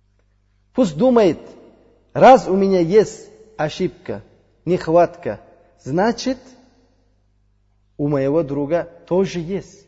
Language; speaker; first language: Russian; non-native, fluent; Uzbek